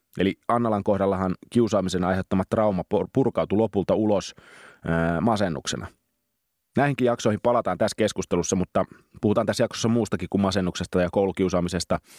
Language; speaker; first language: Finnish; native; Finnish